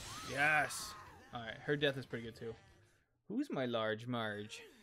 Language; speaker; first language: English; native; English